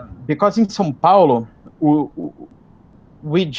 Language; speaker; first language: English; non-native, fluent; Portuguese